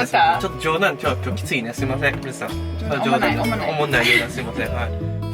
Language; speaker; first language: Japanese; native; Japanese